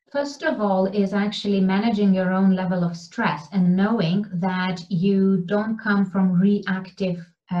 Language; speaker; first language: English; non-native, fluent; Lithuanian